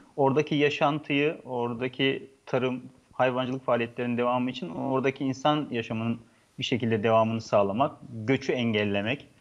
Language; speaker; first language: Turkish; native; Turkish